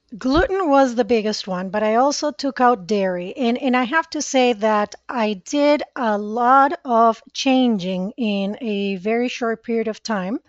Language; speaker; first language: English; non-native, fluent; Spanish